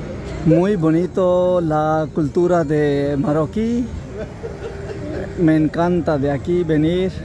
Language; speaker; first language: Spanish; non-native, learner; Hindi